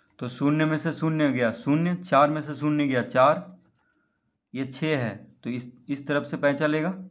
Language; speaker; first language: Hindi; native; Hindi